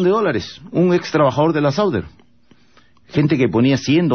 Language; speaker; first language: Spanish; native; Spanish